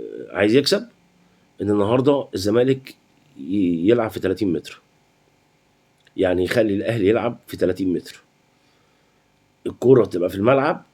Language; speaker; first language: Arabic; native; Arabic